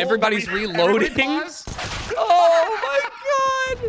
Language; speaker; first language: English; native; English